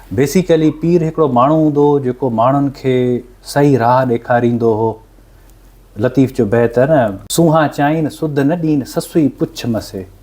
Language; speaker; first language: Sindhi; native; Sindhi